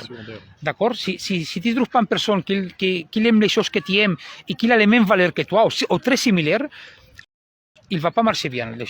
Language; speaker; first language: French; non-native, learner; Spanish